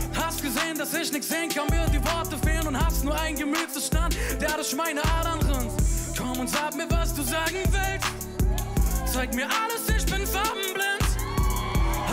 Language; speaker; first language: German; native; German